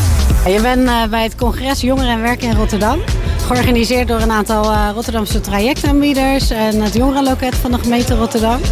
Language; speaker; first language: Dutch; native; Dutch